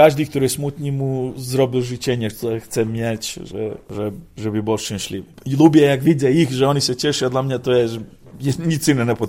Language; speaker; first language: Polish; non-native, fluent; Serbian